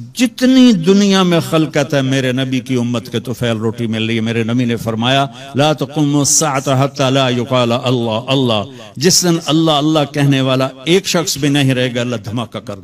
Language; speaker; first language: Urdu; non-native, local second language; Punjabi